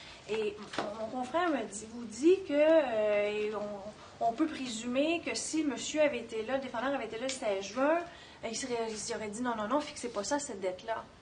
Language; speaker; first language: French; native; French